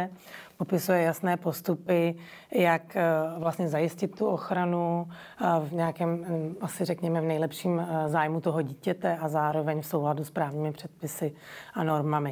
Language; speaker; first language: Czech; native; Czech